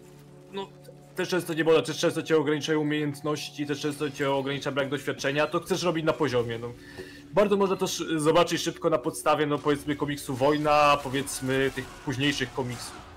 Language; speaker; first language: Polish; native; Polish